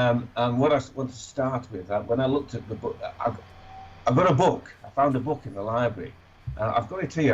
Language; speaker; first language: English; native; English